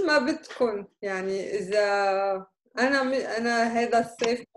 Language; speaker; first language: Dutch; non-native, fluent; Arabic